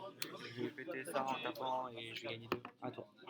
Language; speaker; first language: French; native; French